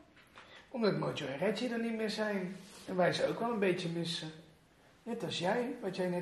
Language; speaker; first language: Dutch; native; Dutch